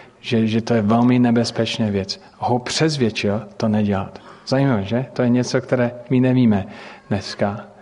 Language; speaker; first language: Czech; non-native, fluent; English